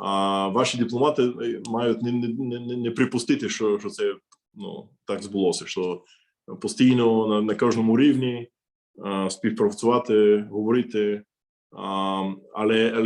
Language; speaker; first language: Ukrainian; non-native, fluent; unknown